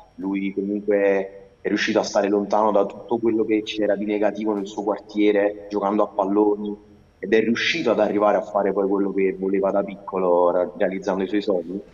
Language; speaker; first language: Italian; native; Italian